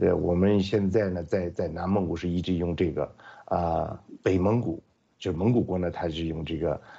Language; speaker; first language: Chinese; non-native, local second language; Mongolian